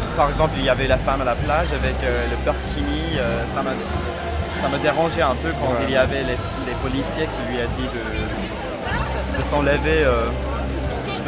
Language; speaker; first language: French; non-native, fluent; English